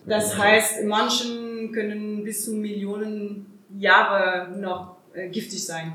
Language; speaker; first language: German; non-native, learner; French